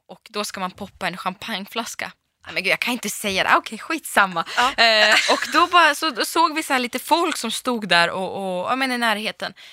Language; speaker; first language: Swedish; early bilingual, other home language; Russian